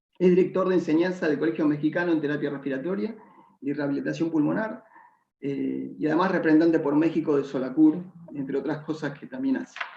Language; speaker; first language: Spanish; native; Spanish